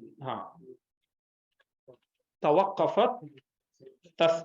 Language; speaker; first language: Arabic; non-native, fluent; Urdu